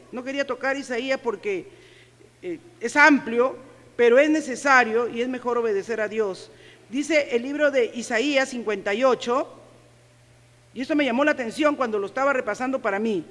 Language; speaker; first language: Spanish; native; Spanish